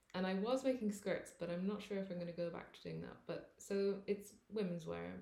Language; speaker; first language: English; native; English